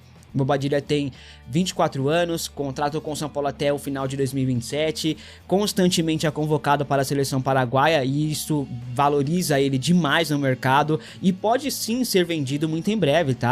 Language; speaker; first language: Portuguese; native; Portuguese